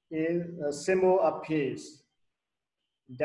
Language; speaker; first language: English; non-native, learner; Vietnamese